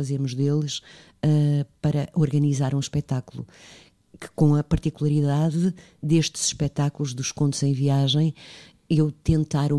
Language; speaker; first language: Portuguese; native; Portuguese